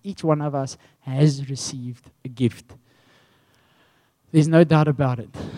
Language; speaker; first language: English; non-native, local second language; Afrikaans